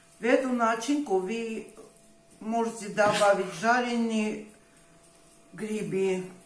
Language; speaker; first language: Russian; non-native, fluent; Armenian